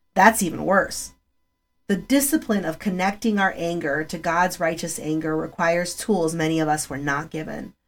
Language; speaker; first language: English; early bilingual, other home language; Spanish